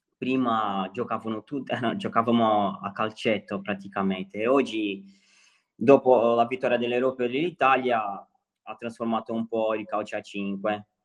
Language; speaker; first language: Italian; non-native, fluent; Portuguese